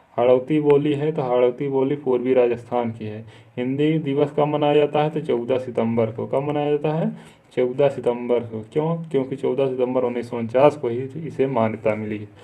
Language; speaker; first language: Hindi; native; Hindi